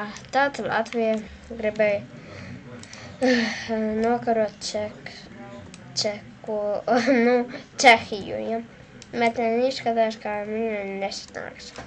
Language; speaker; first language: Latvian; non-native, local second language; Russian